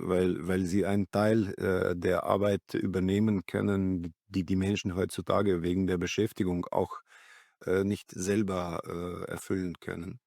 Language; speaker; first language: German; non-native, fluent; Slovenian